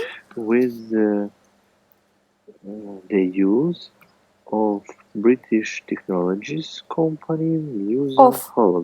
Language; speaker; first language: English; non-native, learner; Russian